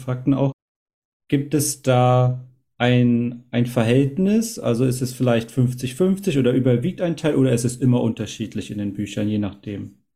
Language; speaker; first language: German; early bilingual, heritage; German